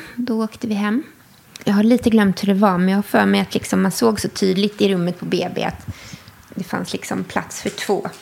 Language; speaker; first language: Swedish; native; Swedish